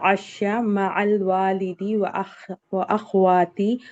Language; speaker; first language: Arabic; non-native, learner; Urdu